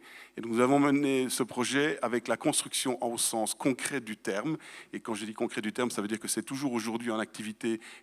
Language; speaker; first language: French; native; French